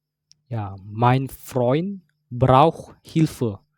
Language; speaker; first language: German; non-native, learner; Indonesian